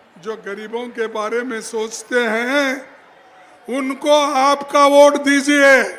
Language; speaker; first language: Hindi; non-native, local second language; Kannada